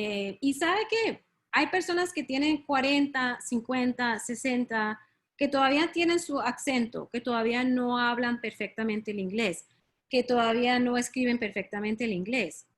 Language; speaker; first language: Spanish; early bilingual, heritage; Spanish